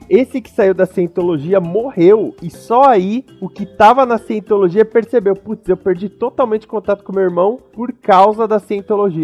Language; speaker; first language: Portuguese; native; Portuguese